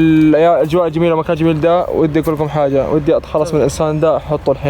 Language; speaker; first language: Arabic; native; Arabic